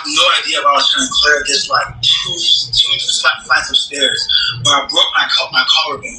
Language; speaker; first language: English; early bilingual, other home language; Igbo